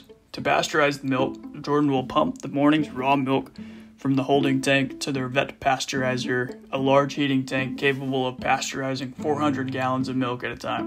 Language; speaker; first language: English; native; English